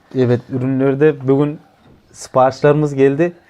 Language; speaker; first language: Turkish; non-native, learner; Turkmen